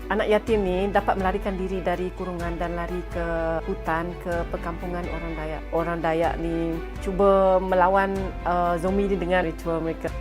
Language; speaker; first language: Malay; non-native, local second language; Iban